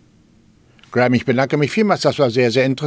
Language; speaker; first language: German; native; German